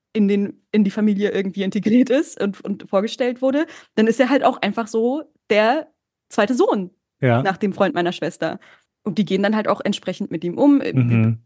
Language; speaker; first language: German; native; German